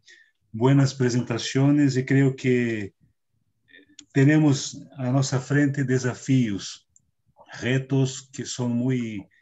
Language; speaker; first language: Spanish; non-native, fluent; Portuguese